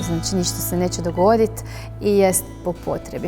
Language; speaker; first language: Croatian; native; Croatian